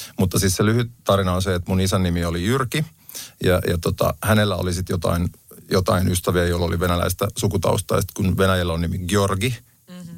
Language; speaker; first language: Finnish; native; Finnish